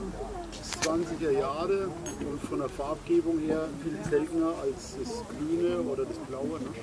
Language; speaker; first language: German; native; German